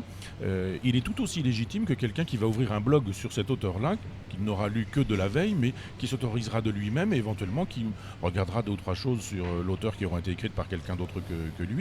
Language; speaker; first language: French; native; French